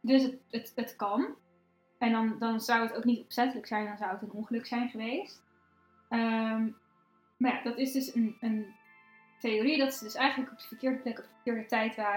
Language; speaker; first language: Dutch; native; Dutch